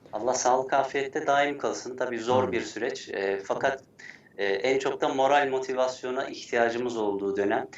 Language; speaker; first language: Turkish; early bilingual, heritage; Turkish